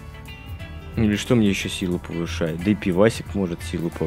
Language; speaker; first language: Russian; native; Russian